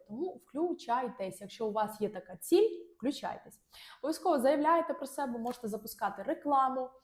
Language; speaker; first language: Ukrainian; non-native, local second language; Russian